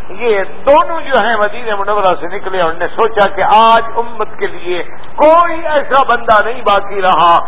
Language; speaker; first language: Urdu; native; Urdu